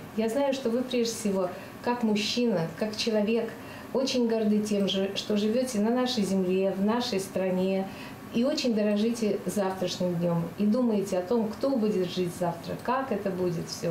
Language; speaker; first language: Russian; native; Russian